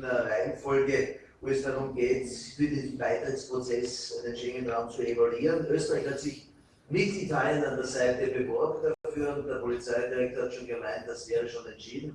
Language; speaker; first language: German; native; German